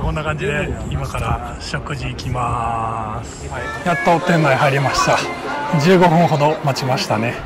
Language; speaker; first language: Japanese; native; Japanese